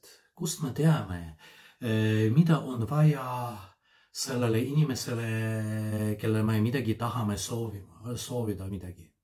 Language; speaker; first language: Estonian; non-native, fluent; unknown